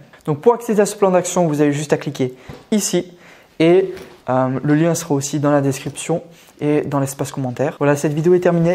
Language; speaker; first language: French; native; French